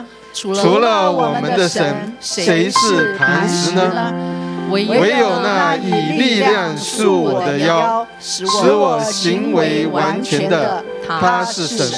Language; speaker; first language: Chinese; native; Chinese